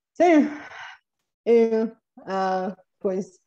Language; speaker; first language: Spanish; non-native, fluent; Bulgarian